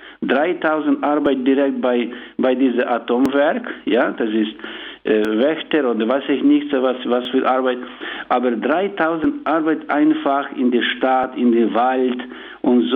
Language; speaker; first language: German; non-native, learner; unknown